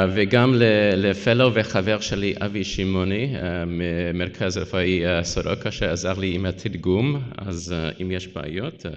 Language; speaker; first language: Hebrew; non-native, learner; English